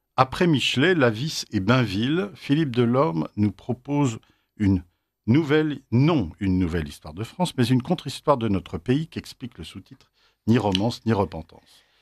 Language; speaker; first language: French; native; French